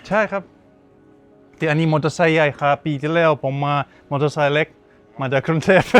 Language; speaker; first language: Thai; non-native, learner; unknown